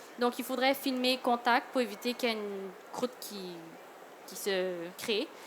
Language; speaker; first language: French; early bilingual, other home language; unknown